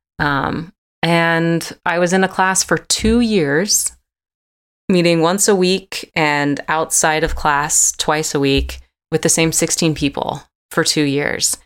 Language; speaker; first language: English; native; English